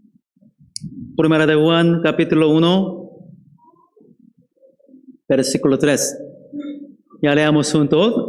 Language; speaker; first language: Spanish; non-native, fluent; Korean